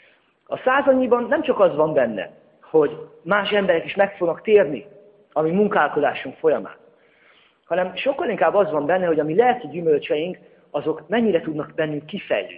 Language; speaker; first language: Hungarian; native; Hungarian